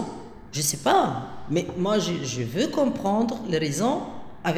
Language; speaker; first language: French; non-native, local second language; Arabic